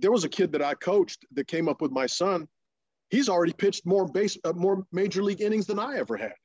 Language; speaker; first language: English; non-native, fluent; Russian